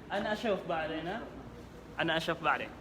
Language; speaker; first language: Arabic; non-native, learner; Maranao